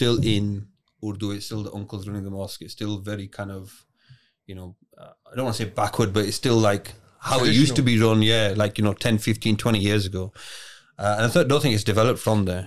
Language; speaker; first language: English; native; English